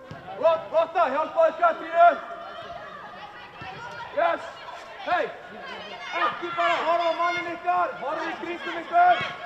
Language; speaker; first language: Icelandic; non-native, learner; Swedish